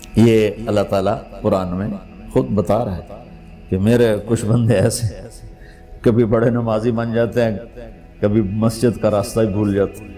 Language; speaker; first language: Urdu; non-native, local second language; Punjabi